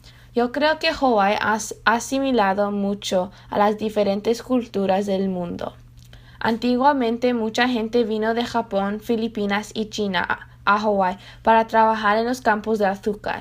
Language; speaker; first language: Spanish; non-native, learner; English